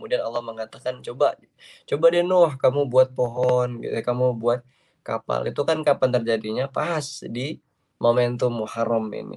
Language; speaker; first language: Indonesian; native; Indonesian